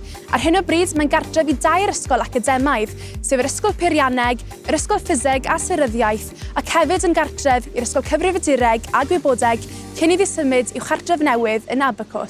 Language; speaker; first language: Welsh; native; Welsh